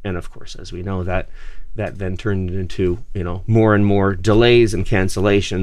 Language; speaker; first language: English; native; English